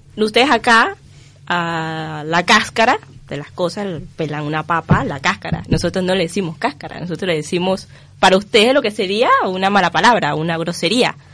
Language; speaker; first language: Spanish; native; Spanish